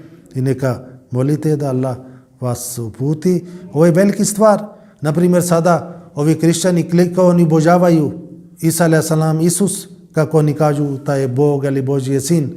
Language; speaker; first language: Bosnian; non-native, learner; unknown